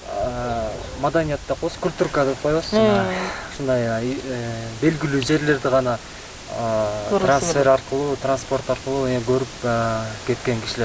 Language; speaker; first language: Kyrgyz; non-native, fluent; French